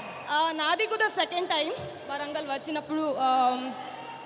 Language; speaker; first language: Telugu; non-native, learner; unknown